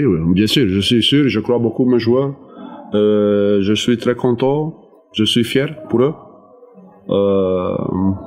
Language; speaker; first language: French; non-native, learner; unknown